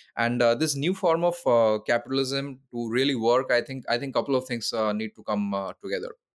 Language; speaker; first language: English; non-native, local second language; Odia